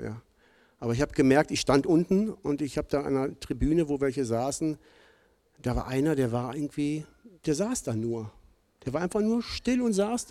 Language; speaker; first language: German; native; German